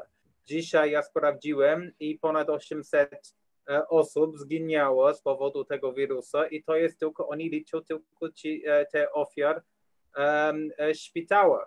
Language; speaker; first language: Polish; non-native, learner; English